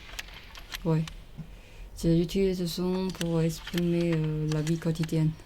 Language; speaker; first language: French; non-native, learner; Chinese